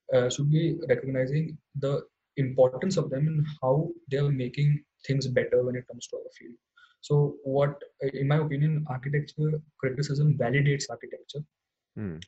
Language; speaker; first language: English; non-native, local second language; Hindi